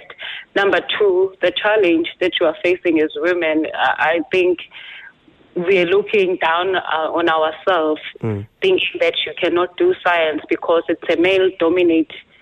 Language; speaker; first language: English; non-native, local second language; Zulu